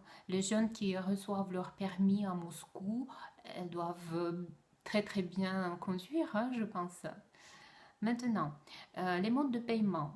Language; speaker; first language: French; non-native, fluent; Russian